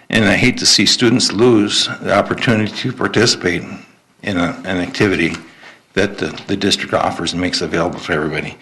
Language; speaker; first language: English; native; English